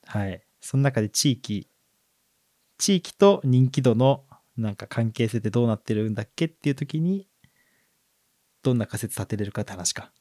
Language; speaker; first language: Japanese; native; Japanese